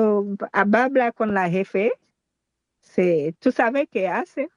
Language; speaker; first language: Spanish; non-native, learner; Haitian Creole